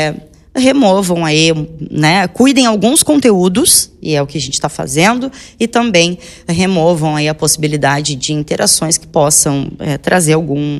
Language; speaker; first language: Portuguese; native; Portuguese